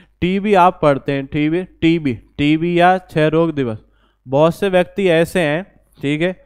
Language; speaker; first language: Hindi; native; Hindi